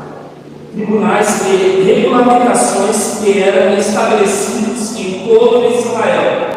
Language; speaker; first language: Portuguese; native; Portuguese